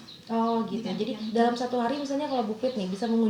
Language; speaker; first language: Indonesian; native; Indonesian